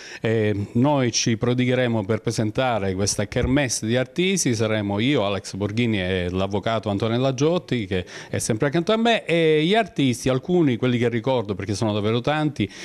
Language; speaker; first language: Italian; native; Italian